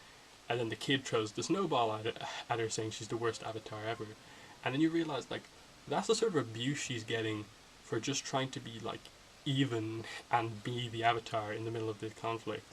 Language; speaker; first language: English; native; English